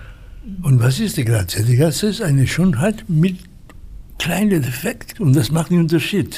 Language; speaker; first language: German; non-native, fluent; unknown